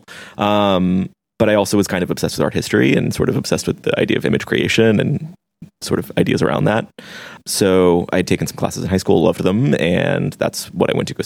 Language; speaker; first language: English; native; English